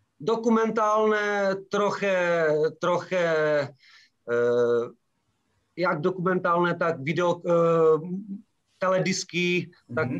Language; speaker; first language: Polish; non-native, learner; Czech